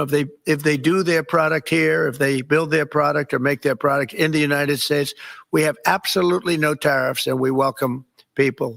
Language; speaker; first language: English; native; English